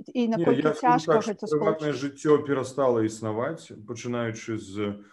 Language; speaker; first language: Belarusian; native; Belarusian